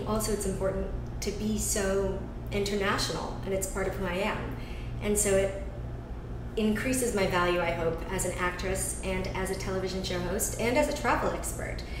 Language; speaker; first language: English; native; English